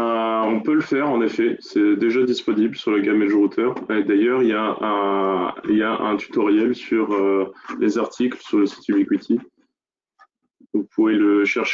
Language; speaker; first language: French; native; French